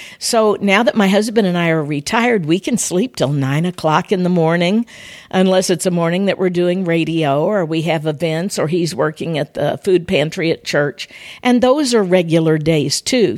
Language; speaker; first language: English; native; English